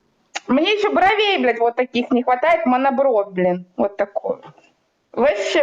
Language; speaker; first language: Russian; native; Russian